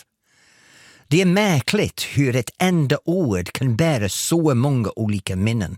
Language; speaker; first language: Swedish; non-native, fluent; English